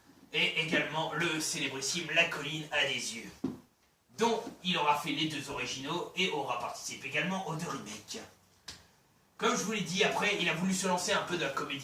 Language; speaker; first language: French; native; French